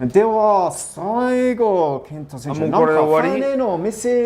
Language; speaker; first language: Japanese; non-native, fluent; English